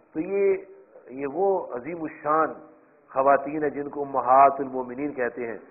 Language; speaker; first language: Urdu; non-native, local second language; Punjabi